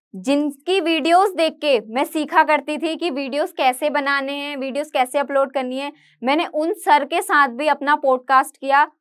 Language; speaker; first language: Hindi; native; Hindi